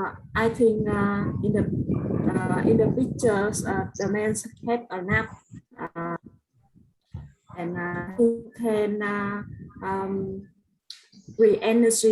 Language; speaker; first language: English; non-native, learner; Vietnamese